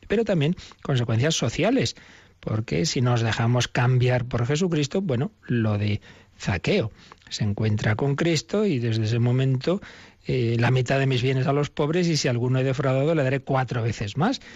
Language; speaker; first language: Spanish; native; Spanish